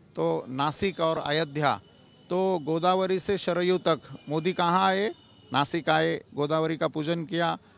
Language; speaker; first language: Hindi; non-native, local second language; Marathi